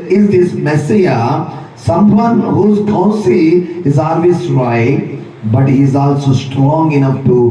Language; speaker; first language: English; non-native, local second language; Telugu